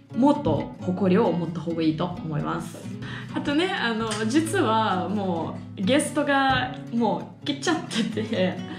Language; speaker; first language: Japanese; non-native, fluent; Russian